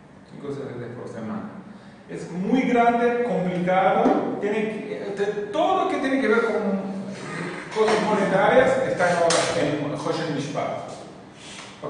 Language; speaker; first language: Spanish; non-native, fluent; Portuguese